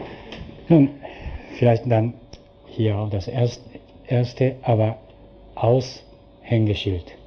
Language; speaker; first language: German; non-native, fluent; Japanese